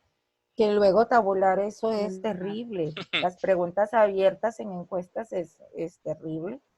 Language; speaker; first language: Spanish; native; Spanish